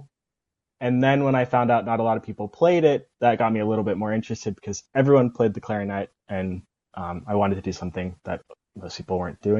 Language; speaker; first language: English; native; English